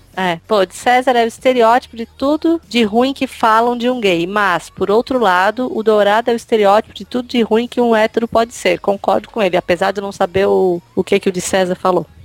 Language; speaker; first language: Portuguese; native; Portuguese